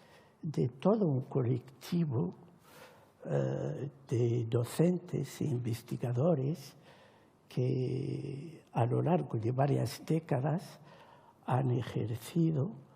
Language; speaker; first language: Spanish; non-native, fluent; Arabic